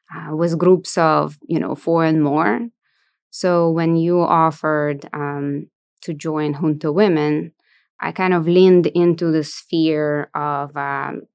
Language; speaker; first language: English; non-native, fluent; Russian